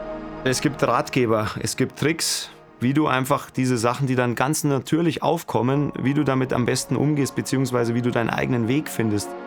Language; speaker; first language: German; native; German